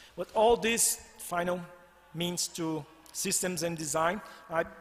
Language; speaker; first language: English; non-native, fluent; Portuguese